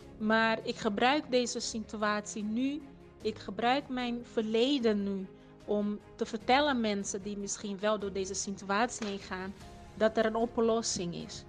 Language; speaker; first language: Dutch; non-native, fluent; Portuguese